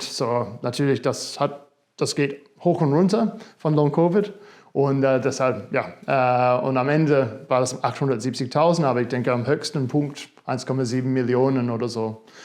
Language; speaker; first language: German; non-native, fluent; English